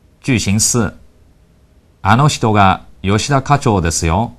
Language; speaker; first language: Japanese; non-native, fluent; Chinese